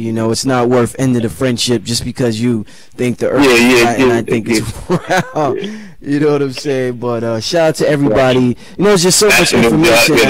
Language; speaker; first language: English; native; English